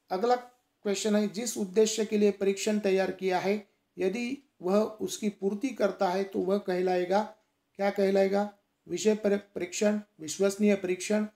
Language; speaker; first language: Hindi; non-native, local second language; Marathi